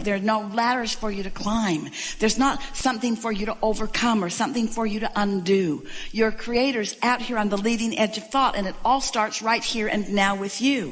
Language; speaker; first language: English; native; English